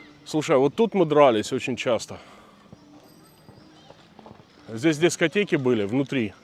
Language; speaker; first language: Russian; native; Russian